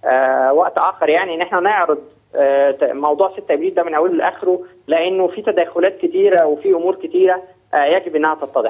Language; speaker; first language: Arabic; native; Arabic